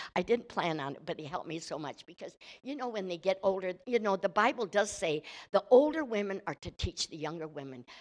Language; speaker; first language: English; native; English